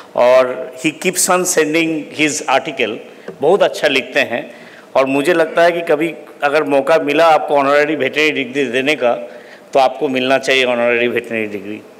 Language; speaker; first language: Hindi; non-native, local second language; Bangla